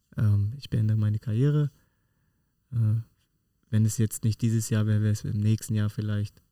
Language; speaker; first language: German; native; German